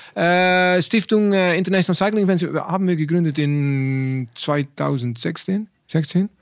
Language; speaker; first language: German; non-native, learner; Dutch